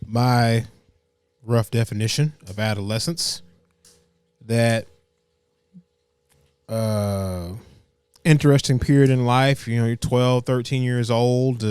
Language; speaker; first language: English; native; English